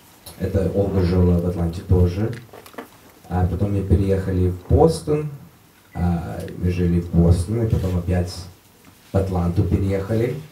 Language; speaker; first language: Russian; non-native, learner; English